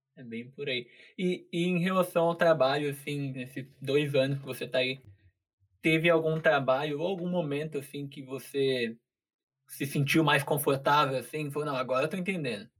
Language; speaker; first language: Portuguese; native; Portuguese